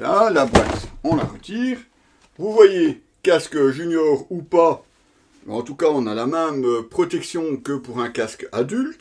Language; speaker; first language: French; native; French